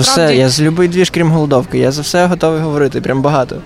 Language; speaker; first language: Ukrainian; native; Ukrainian